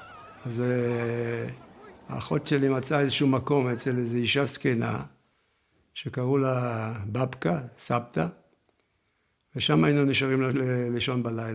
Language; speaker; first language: Hebrew; early bilingual, other home language; Yiddish